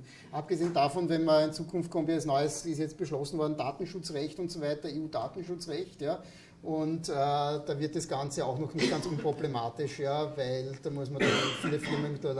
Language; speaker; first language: German; native; German